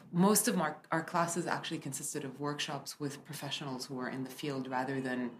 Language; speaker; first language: English; early bilingual, other home language; Arabic